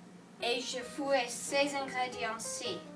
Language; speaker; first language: French; non-native, learner; English